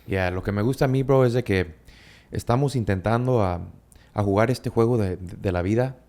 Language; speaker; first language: Spanish; early bilingual, heritage; Spanish